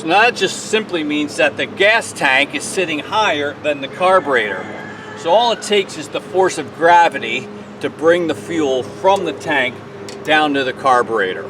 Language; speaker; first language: English; native; English